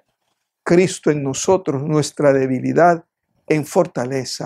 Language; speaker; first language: Spanish; native; Spanish